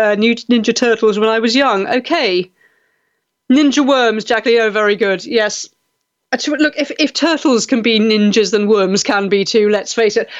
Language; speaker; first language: English; native; English